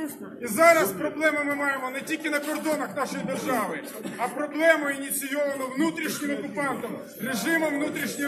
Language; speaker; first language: Ukrainian; native; Ukrainian